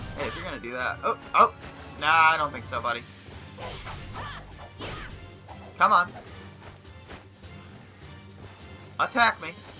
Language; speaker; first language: English; native; English